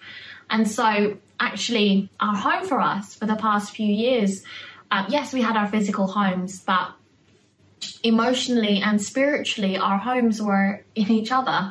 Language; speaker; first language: English; early bilingual, other home language; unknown